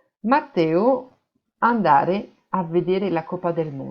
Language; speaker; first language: Italian; non-native, fluent; French